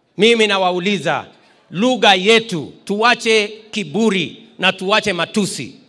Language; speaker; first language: Swahili; non-native, local second language; Kalenjin